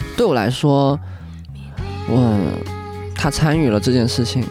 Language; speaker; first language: Chinese; non-native, local second language; Cantonese